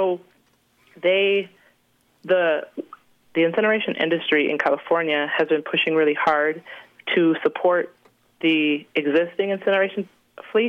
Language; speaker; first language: English; native; English